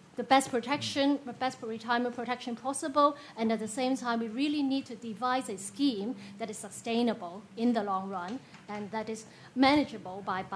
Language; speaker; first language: English; non-native, local second language; Cantonese